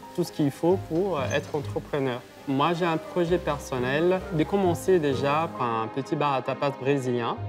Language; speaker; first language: French; non-native, fluent; Portuguese